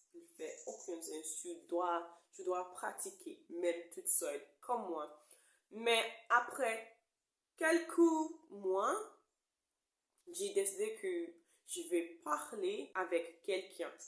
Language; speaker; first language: French; non-native, learner; English